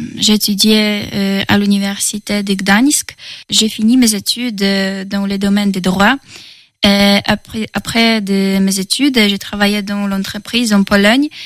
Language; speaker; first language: French; non-native, fluent; Polish